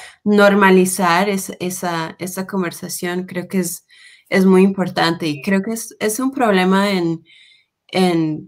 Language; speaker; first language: Spanish; non-native, fluent; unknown